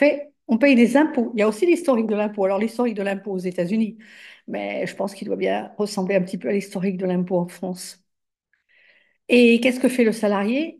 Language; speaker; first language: French; native; French